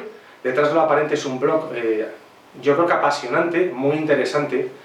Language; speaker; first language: Spanish; native; Spanish